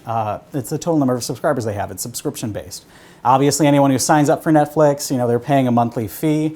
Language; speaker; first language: English; native; English